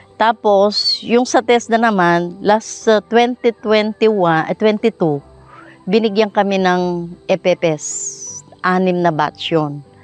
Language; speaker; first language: Filipino; non-native, local second language; Pampanga